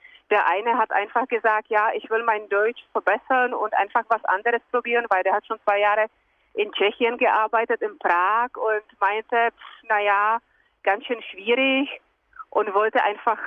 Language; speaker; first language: German; non-native, fluent; Czech